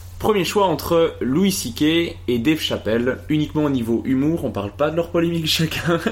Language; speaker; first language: French; native; French